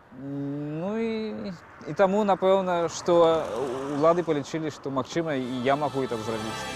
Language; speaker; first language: Belarusian; native; Belarusian